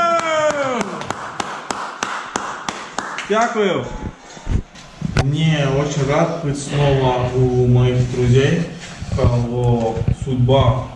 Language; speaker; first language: Russian; non-native, learner; Estonian